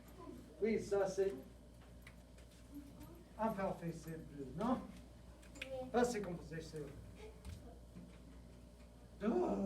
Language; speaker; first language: French; non-native, fluent; English